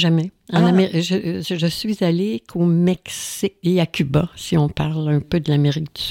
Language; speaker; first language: French; native; French